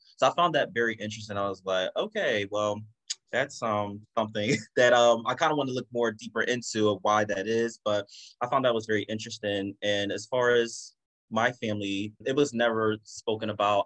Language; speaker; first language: English; native; English